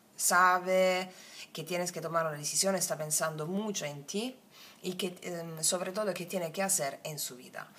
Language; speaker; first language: Spanish; non-native, fluent; Italian